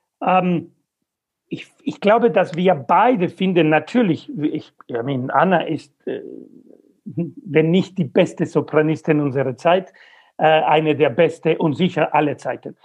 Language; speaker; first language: German; non-native, fluent; Spanish